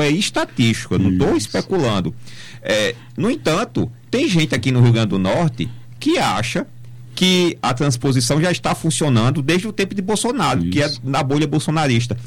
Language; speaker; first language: Portuguese; native; Portuguese